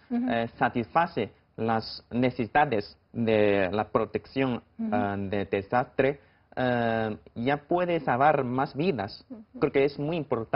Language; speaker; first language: Spanish; non-native, fluent; Chinese